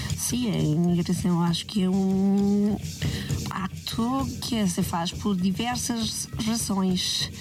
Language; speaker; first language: Portuguese; non-native, fluent; Spanish